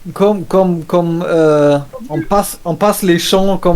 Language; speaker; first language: French; non-native, learner; German